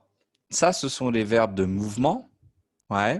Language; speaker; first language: French; native; French